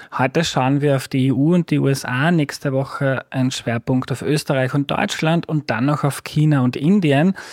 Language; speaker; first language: German; native; German